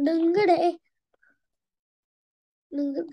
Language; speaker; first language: Chinese; non-native, learner; Vietnamese